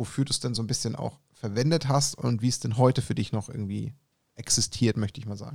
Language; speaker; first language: German; native; German